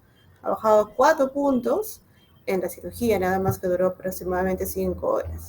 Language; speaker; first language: Spanish; native; Spanish